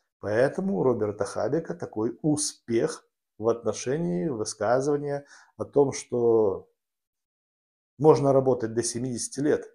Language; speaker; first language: Russian; native; Russian